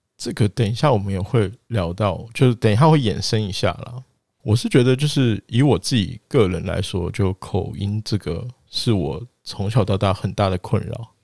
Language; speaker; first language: Chinese; non-native, local second language; Wu Chinese